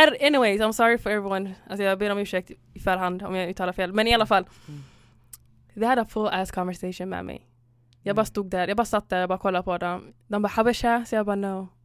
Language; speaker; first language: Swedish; early bilingual, other home language; Somali